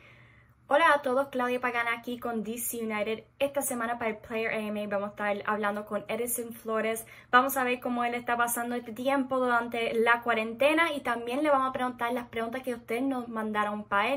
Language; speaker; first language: Spanish; early bilingual, heritage; Spanish